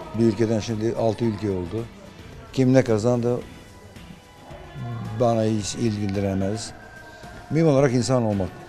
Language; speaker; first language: Turkish; non-native, fluent; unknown